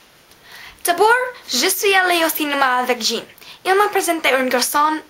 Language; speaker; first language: French; non-native, learner; English